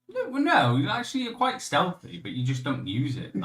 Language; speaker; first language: English; native; English